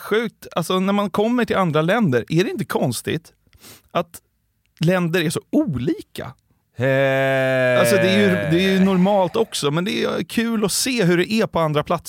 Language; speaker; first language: Swedish; native; Swedish